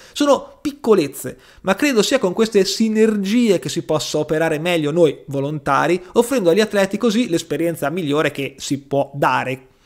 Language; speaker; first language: Italian; native; Italian